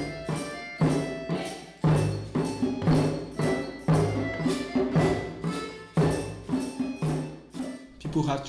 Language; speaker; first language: English; non-native, learner; Ewe